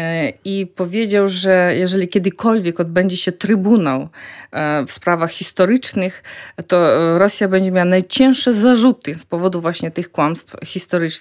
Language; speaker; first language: Polish; non-native, fluent; Ukrainian